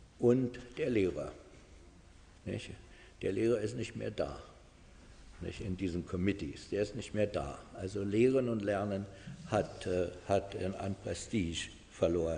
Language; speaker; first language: German; non-native, fluent; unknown